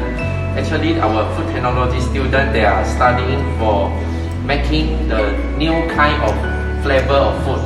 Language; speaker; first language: English; non-native, local second language; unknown